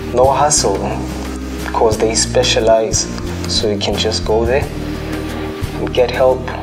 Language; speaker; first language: English; non-native, local second language; Zulu